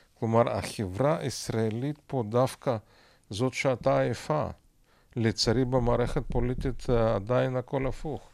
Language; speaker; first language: Hebrew; non-native, fluent; Russian